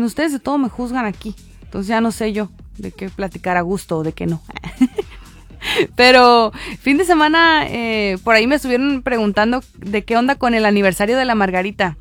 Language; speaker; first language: Spanish; native; Spanish